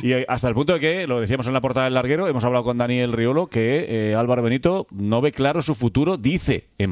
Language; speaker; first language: Spanish; native; Spanish